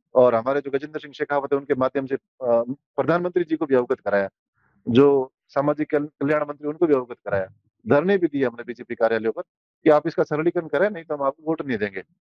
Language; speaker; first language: Hindi; native; Hindi